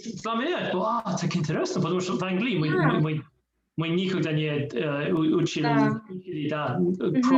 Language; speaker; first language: Russian; non-native, learner; English